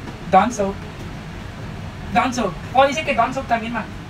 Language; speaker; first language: Spanish; early bilingual, other home language; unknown